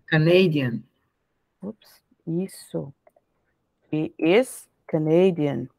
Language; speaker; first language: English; non-native, fluent; Portuguese